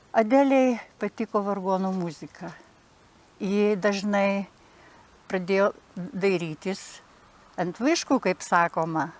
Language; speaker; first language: Lithuanian; native; Lithuanian